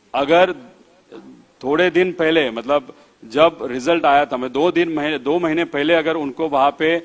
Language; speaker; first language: Hindi; non-native, local second language; Marathi